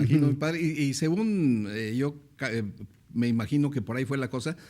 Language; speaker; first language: Spanish; native; Spanish